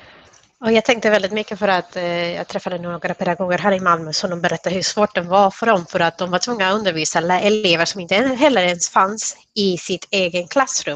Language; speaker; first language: Swedish; non-native, fluent; Spanish